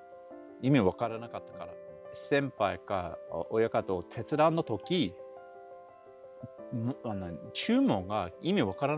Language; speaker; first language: Japanese; non-native, learner; English